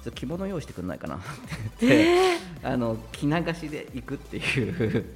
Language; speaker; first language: Japanese; native; Japanese